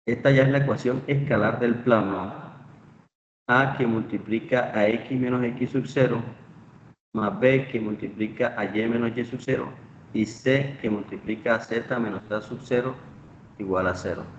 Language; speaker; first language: Spanish; native; Spanish